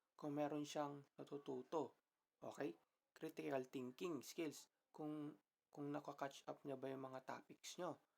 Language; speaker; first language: Filipino; non-native, local second language; Iloko